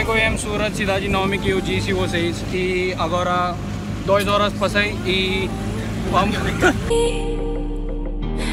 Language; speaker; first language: Portuguese; non-native, learner; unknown